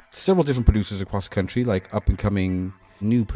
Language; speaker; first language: English; native; English